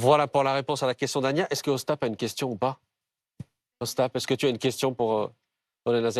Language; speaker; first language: French; native; French